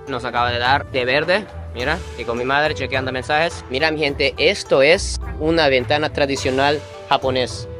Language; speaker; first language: Spanish; non-native, fluent; Japanese